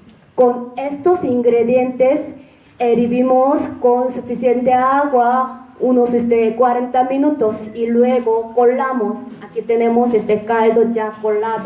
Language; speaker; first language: Spanish; non-native, fluent; Korean